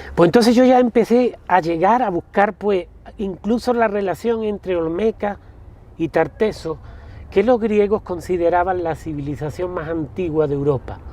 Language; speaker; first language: Spanish; native; Spanish